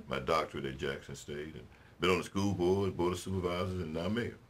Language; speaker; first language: English; native; English